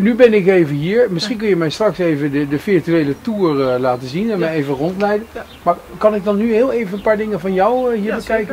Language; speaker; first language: Dutch; native; Dutch